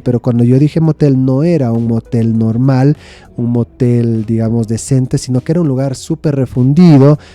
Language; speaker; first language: Spanish; native; Spanish